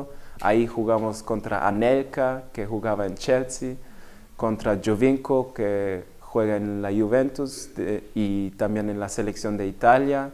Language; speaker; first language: Spanish; early bilingual, heritage; Spanish